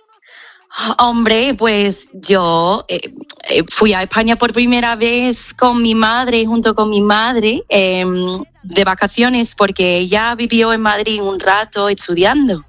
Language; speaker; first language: Spanish; non-native, fluent; English